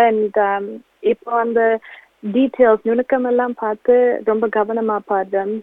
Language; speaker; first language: Tamil; early bilingual, heritage; Tamil